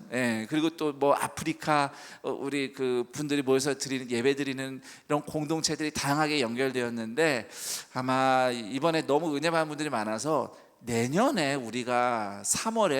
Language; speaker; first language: Korean; native; Korean